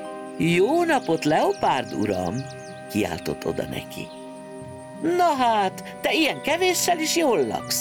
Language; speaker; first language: Hungarian; native; Hungarian